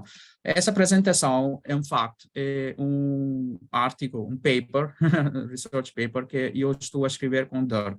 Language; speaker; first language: Portuguese; non-native, learner; Bangla